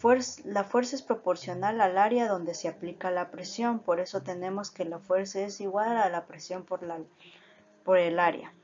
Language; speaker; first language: Spanish; native; Spanish